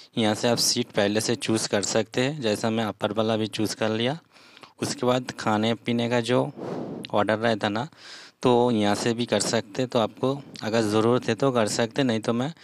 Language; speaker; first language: Hindi; native; Hindi